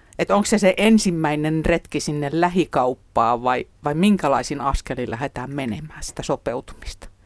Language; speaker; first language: Finnish; native; Finnish